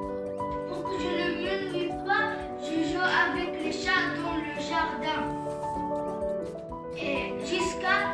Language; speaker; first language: French; non-native, fluent; Arabic